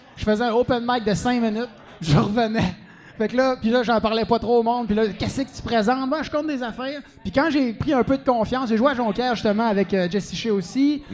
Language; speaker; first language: French; native; French